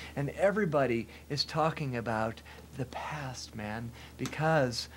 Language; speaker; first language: English; native; English